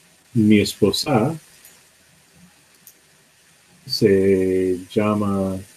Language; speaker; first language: Spanish; non-native, learner; English